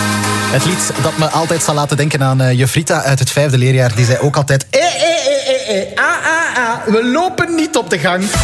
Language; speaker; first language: Dutch; native; Dutch